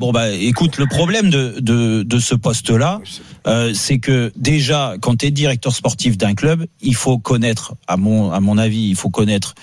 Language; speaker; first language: French; native; French